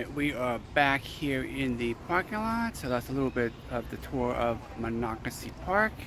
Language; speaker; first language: English; native; English